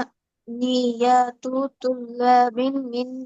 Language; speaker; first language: Arabic; non-native, learner; Bangla